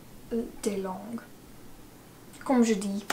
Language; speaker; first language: French; non-native, learner; English